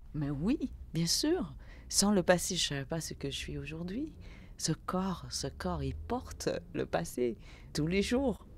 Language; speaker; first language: French; early bilingual, other home language; Vietnamese